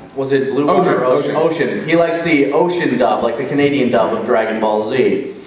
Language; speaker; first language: English; native; English